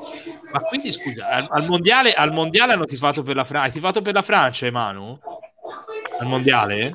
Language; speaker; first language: Italian; native; Italian